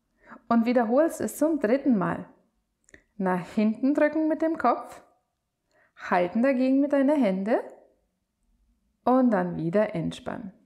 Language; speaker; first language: German; native; German